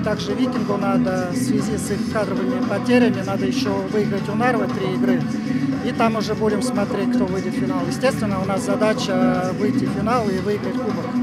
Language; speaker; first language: Russian; native; Russian